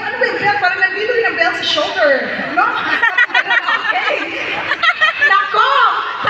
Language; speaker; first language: Filipino; native; Filipino